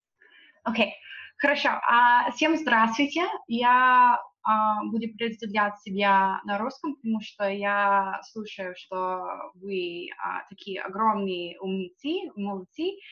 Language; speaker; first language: Russian; non-native, fluent; English